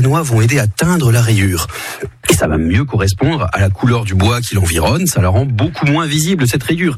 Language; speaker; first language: French; native; French